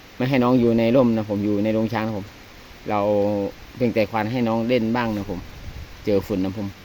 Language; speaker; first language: Thai; native; Thai